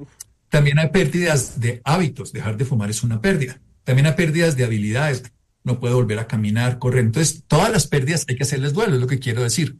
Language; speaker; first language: Spanish; native; Spanish